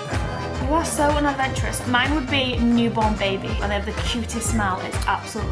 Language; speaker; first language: English; native; English